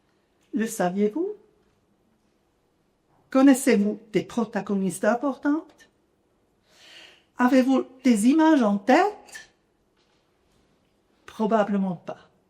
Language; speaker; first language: French; non-native, local second language; German